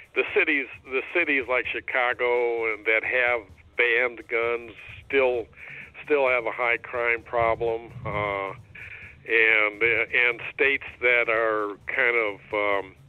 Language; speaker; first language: English; native; English